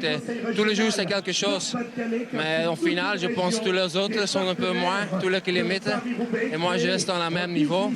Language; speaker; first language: French; non-native, local second language; Dutch